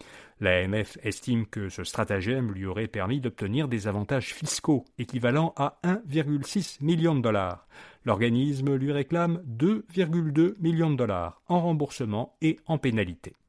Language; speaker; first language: French; native; French